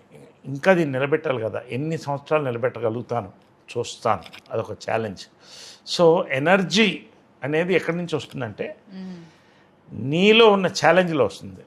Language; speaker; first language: Telugu; native; Telugu